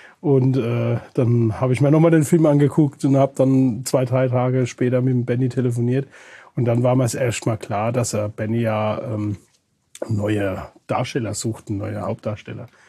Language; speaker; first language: German; native; German